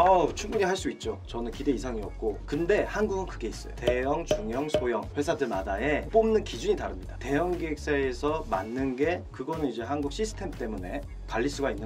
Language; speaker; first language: Korean; native; Korean